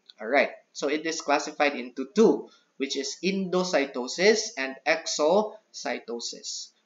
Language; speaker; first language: English; non-native, local second language; Cebuano